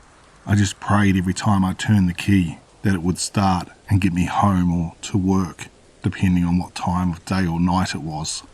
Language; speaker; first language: English; native; English